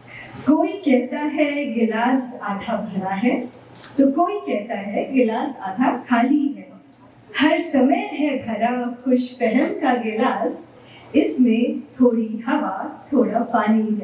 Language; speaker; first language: Hindi; native; Hindi